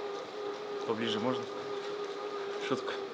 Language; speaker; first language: Russian; native; Russian